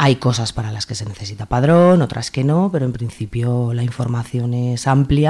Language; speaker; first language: Spanish; native; Spanish